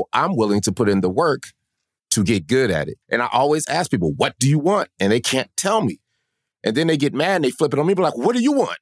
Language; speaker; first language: English; native; English